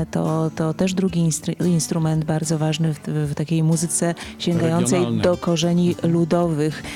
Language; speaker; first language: Polish; native; Polish